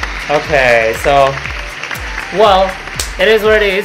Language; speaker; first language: English; non-native, fluent; Indonesian